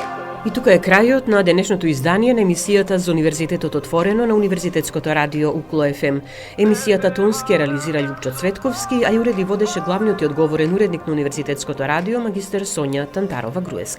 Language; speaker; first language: Macedonian; native; Macedonian